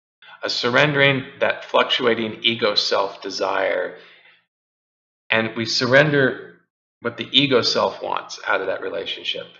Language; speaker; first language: English; native; English